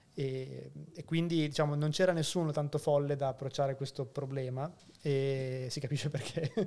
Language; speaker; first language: Italian; native; Italian